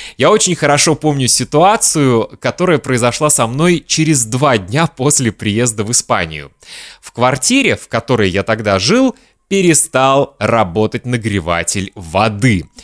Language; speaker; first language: Russian; native; Russian